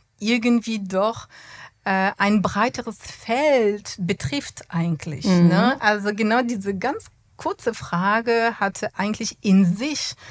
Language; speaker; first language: German; non-native, fluent; French